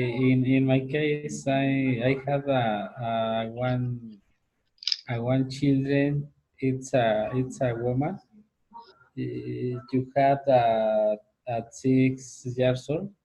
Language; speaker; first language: English; non-native, learner; Spanish